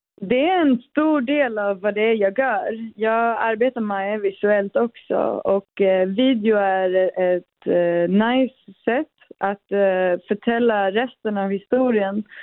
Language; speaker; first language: Swedish; early bilingual, other home language; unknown